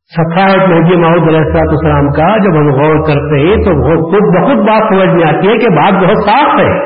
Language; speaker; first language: Urdu; native; Urdu